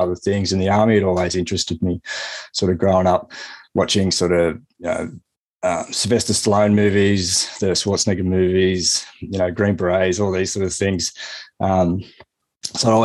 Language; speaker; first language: English; native; English